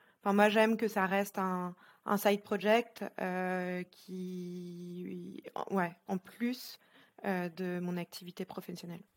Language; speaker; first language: French; native; French